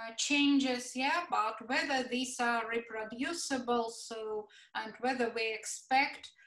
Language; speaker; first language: English; non-native, fluent; Latvian